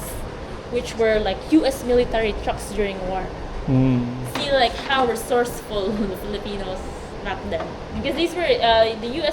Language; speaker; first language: English; non-native, local second language; Filipino